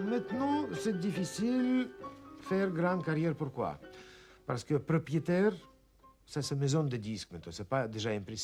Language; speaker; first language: French; non-native, learner; Russian